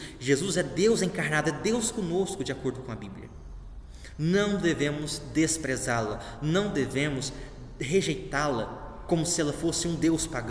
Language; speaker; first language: Portuguese; native; Portuguese